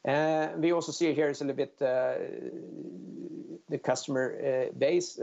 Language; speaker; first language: English; non-native, fluent; Swedish